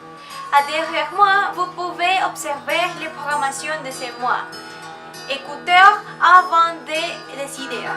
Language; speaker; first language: French; non-native, learner; Spanish